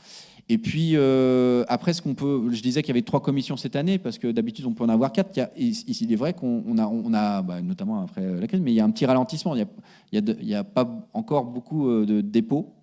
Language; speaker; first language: French; native; French